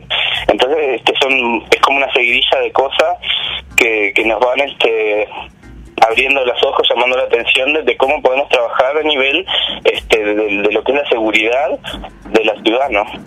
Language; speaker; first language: Spanish; native; Spanish